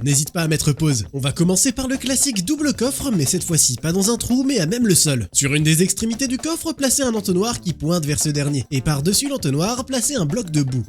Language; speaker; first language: French; native; French